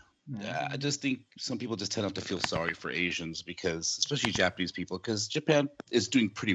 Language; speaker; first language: English; early bilingual, other home language; Japanese